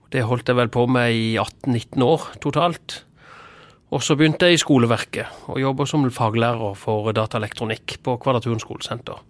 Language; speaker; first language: Norwegian; native; Norwegian